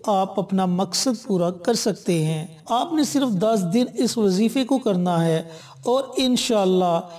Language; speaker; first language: Urdu; native; Urdu